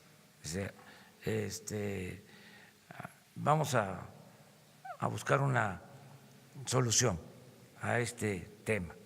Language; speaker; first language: Spanish; native; Spanish